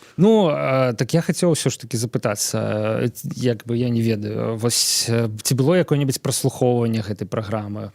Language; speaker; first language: Belarusian; native; Belarusian